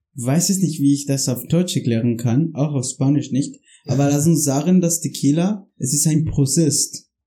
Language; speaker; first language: German; non-native, learner; Spanish